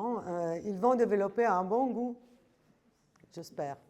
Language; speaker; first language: French; non-native, fluent; Italian